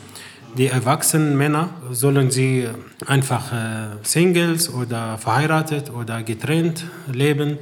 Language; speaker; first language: German; non-native, fluent; Arabic